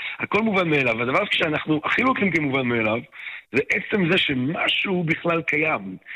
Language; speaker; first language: Hebrew; non-native, fluent; French